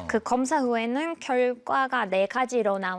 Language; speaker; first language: Korean; non-native, fluent; English